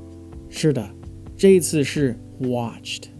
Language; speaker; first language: Chinese; non-native, fluent; English